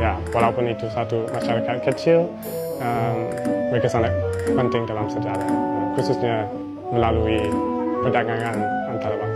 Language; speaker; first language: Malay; non-native, fluent; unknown